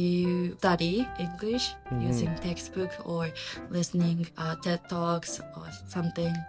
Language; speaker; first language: English; non-native, learner; Japanese